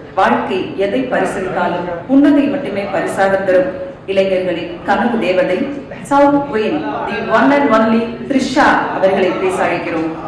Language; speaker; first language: Tamil; native; Tamil